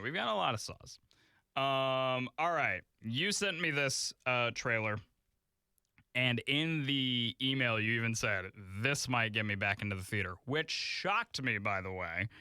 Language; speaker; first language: English; native; English